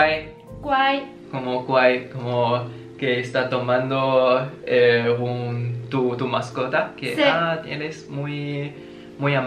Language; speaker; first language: Spanish; non-native, learner; Chinese